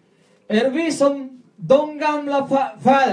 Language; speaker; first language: Swedish; non-native, learner; Spanish